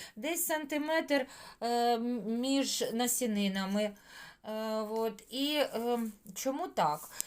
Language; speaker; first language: Ukrainian; native; Ukrainian